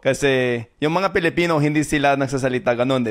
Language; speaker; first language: Filipino; non-native, fluent; English